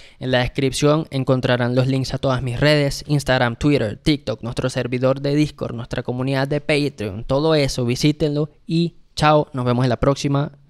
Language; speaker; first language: Spanish; native; Spanish